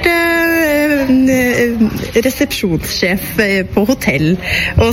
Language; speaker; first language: Norwegian; native; Norwegian